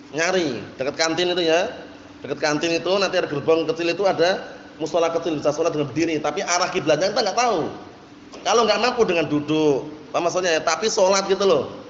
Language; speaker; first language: Indonesian; native; Indonesian